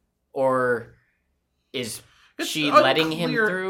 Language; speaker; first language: English; native; English